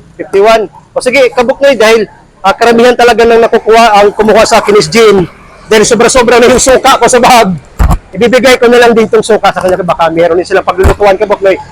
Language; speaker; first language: Filipino; non-native, local second language; Cebuano